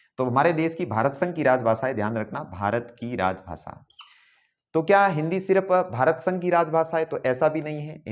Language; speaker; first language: Hindi; native; Hindi